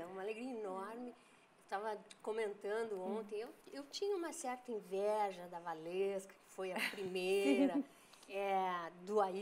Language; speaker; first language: Portuguese; native; Portuguese